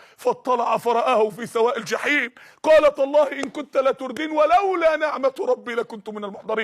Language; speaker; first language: Arabic; native; Arabic